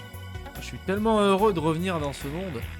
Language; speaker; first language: French; native; French